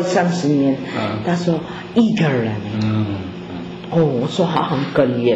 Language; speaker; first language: Chinese; non-native, learner; Filipino